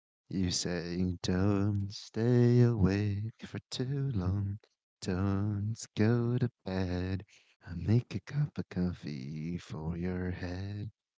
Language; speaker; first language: English; native; English